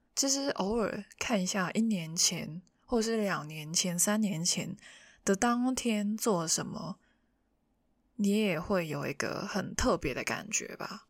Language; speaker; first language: Chinese; non-native, local second language; Cantonese